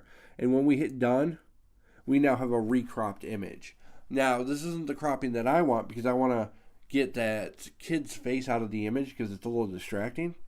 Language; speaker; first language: English; native; English